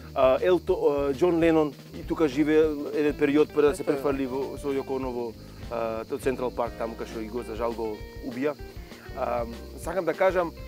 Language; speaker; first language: Macedonian; native; Macedonian